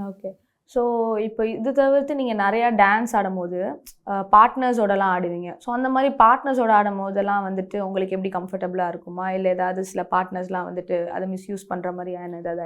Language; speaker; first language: Tamil; native; Tamil